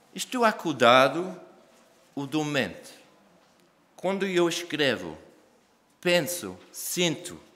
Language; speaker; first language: Portuguese; non-native, learner; English